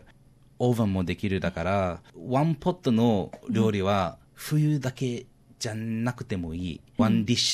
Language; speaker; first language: Japanese; non-native, learner; English